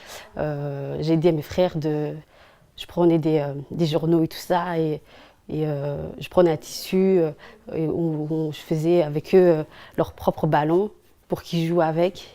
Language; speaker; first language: French; early bilingual, other home language; Somali